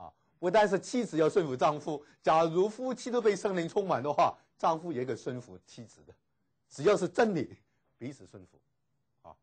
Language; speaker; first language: Chinese; native; Chinese